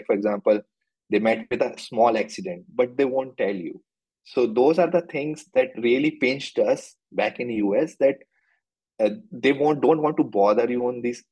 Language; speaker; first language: English; non-native, local second language; Hindi